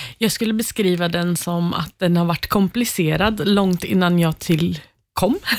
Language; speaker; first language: Swedish; early bilingual, other home language; Central Kurdish